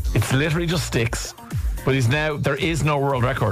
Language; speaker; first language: English; native; English